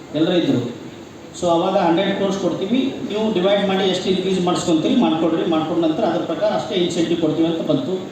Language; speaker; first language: Kannada; native; Kannada